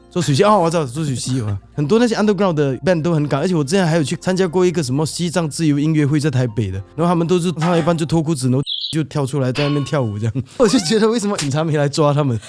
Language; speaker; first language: Chinese; native; Chinese